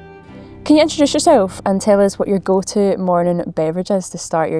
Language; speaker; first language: English; native; English